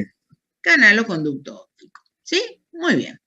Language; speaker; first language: Spanish; native; Spanish